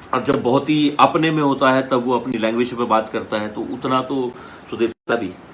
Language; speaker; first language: Hindi; native; Hindi